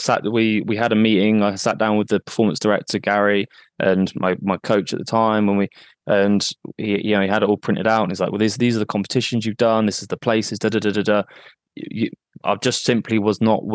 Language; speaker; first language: English; native; English